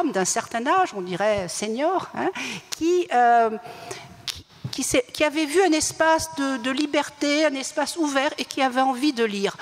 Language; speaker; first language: French; native; French